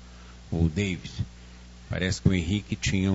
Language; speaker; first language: Portuguese; native; Portuguese